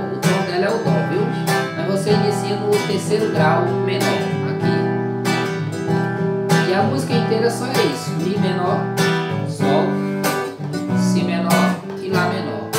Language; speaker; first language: Portuguese; native; Portuguese